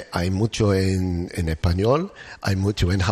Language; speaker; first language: Spanish; non-native, learner; English